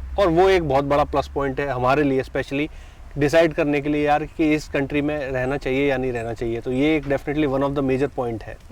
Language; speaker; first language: Hindi; native; Hindi